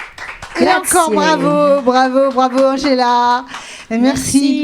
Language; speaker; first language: French; native; French